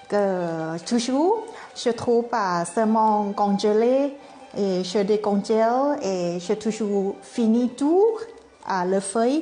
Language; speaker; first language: French; non-native, learner; Thai